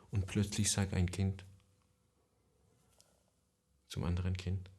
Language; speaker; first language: German; non-native, fluent; Persian